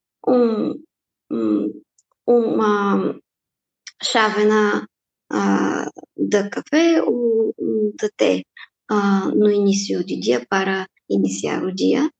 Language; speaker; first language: Portuguese; non-native, fluent; Bulgarian